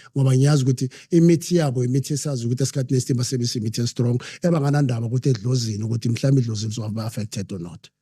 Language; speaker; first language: Zulu; non-native, local second language; Southern Sotho